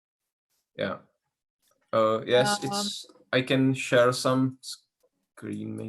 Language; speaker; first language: English; non-native, learner; Czech